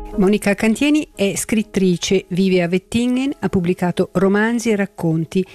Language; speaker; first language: Italian; native; Italian